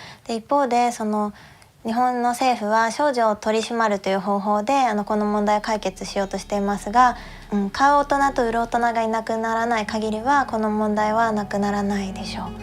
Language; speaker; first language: Japanese; native; Japanese